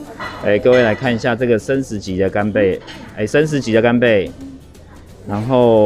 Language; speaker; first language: Chinese; native; Chinese